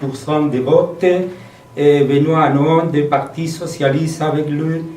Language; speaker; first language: French; non-native, learner; Spanish